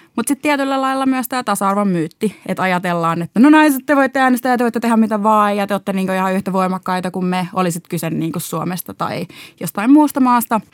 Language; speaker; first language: Finnish; native; Finnish